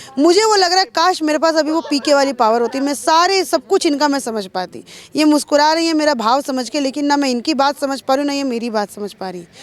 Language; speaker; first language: Hindi; native; Hindi